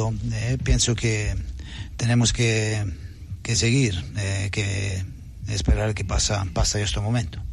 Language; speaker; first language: Spanish; non-native, learner; Italian